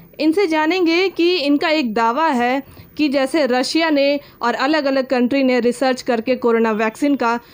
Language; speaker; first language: Hindi; native; Hindi